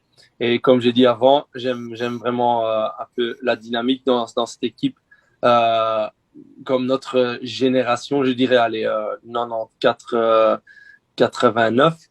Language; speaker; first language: French; non-native, local second language; Dutch